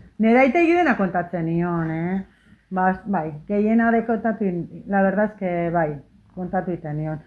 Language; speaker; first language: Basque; native; Basque